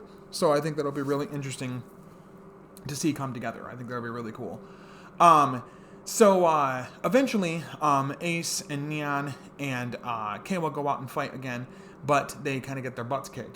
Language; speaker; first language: English; native; English